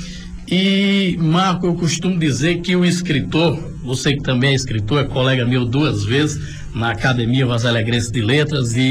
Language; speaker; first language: Portuguese; native; Portuguese